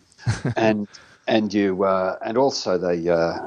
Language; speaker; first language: English; native; English